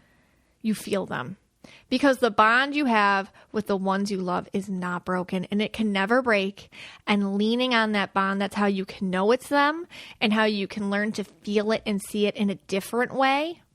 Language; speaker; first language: English; native; English